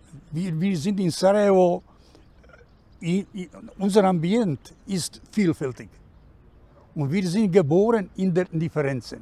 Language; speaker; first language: German; non-native, fluent; Bosnian